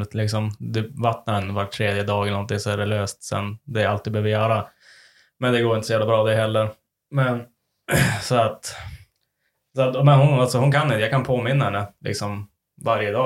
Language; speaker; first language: Swedish; native; Swedish